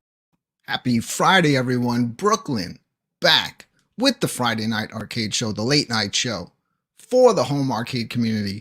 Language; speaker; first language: English; native; English